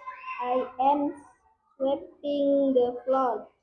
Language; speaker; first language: English; non-native, learner; Indonesian